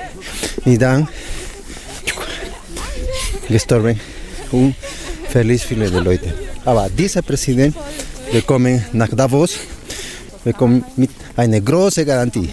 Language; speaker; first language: German; non-native, learner; Spanish